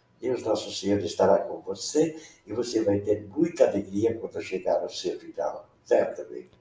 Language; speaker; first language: Portuguese; non-native, local second language; Venetian